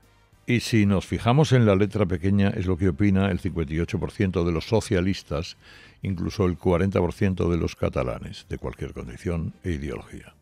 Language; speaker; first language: Spanish; native; Spanish